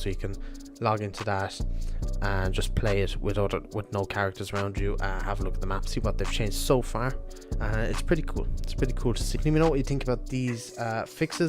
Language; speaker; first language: English; native; English